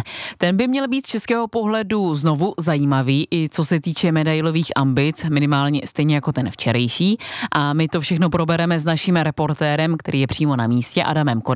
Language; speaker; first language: Czech; native; Czech